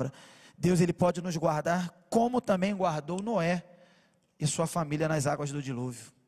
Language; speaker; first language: Portuguese; native; Portuguese